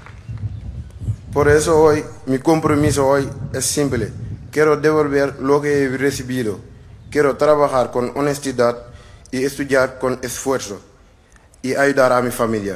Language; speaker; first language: Spanish; non-native, learner; Wolof